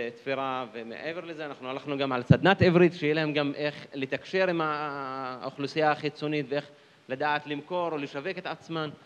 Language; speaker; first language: Hebrew; non-native, local second language; Arabic